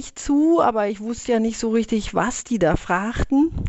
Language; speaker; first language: German; native; German